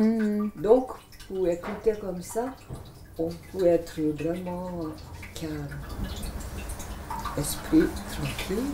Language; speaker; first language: French; non-native, fluent; Japanese